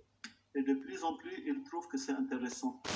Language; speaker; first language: French; non-native, local second language; Arabic